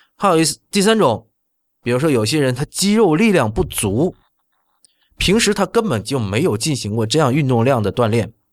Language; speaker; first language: Chinese; native; Chinese